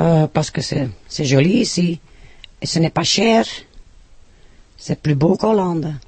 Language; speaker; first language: French; non-native, local second language; Dutch